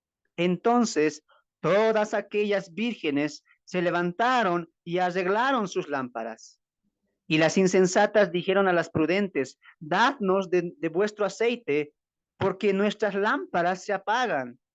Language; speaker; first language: Spanish; native; Spanish